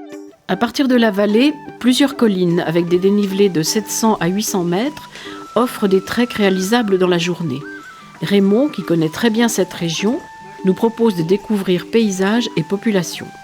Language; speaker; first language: French; native; French